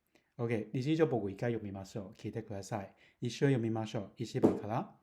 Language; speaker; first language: Japanese; non-native, fluent; Cantonese